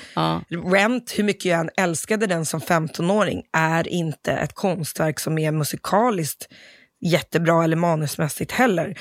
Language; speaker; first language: Swedish; early bilingual, other home language; English